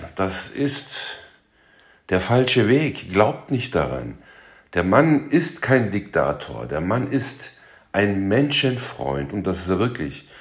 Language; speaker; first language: German; early bilingual, other home language; Turkish